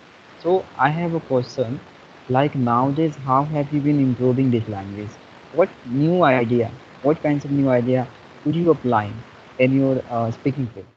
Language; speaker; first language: English; non-native, fluent; Hindi